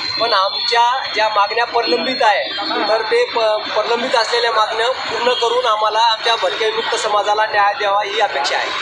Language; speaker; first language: Marathi; non-native, local second language; Lambadi